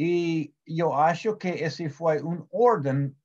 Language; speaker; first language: Portuguese; non-native, fluent; Spanish